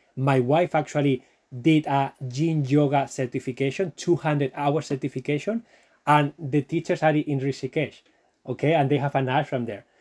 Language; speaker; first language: English; non-native, fluent; Spanish